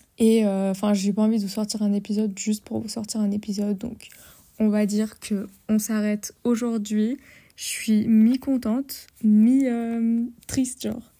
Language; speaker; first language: French; native; French